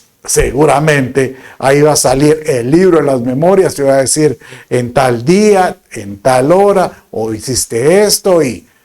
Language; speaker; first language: Spanish; native; Spanish